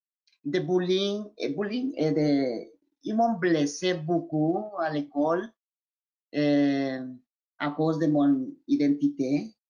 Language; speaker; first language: French; non-native, fluent; Spanish